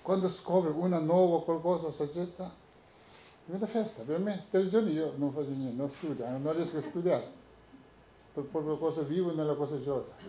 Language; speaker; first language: Italian; non-native, learner; Tibetan